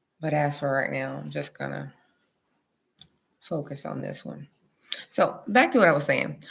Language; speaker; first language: English; native; English